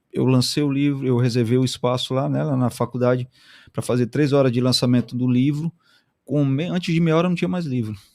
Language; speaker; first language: Portuguese; native; Portuguese